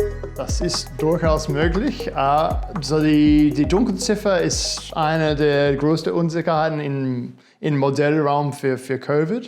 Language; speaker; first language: German; non-native, fluent; English